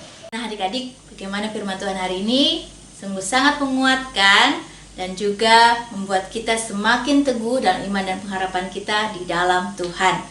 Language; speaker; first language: Indonesian; native; Indonesian